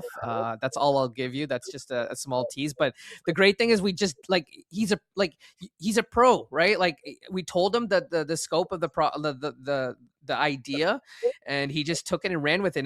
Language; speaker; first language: English; native; English